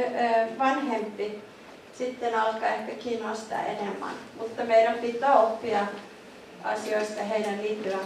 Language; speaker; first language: Finnish; non-native, fluent; Icelandic